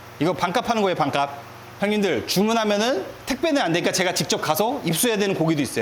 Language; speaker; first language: Korean; native; Korean